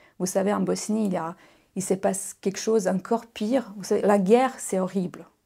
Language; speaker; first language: French; non-native, fluent; Bosnian